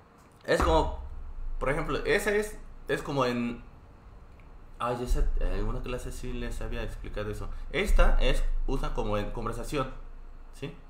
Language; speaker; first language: Spanish; non-native, fluent; Korean